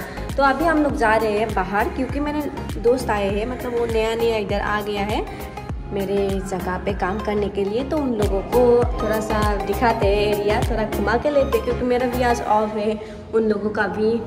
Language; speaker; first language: Hindi; non-native, local second language; Assamese